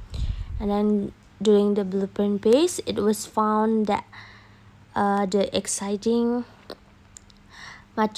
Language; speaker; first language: English; non-native, learner; Indonesian